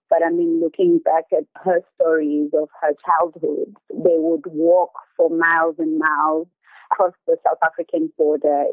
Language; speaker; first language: English; non-native, local second language; Zulu